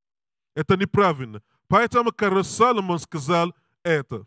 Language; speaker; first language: Russian; non-native, learner; English